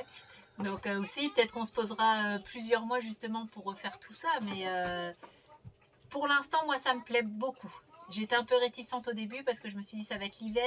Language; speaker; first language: French; native; French